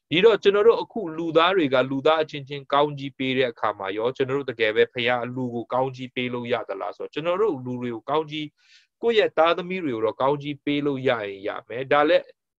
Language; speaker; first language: Burmese; non-native, local second language; Tedim Chin